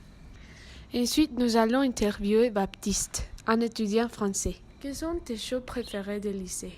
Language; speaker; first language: French; non-native, learner; Spanish